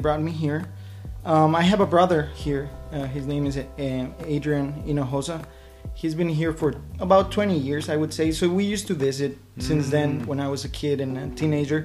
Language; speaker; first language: English; non-native, fluent; Spanish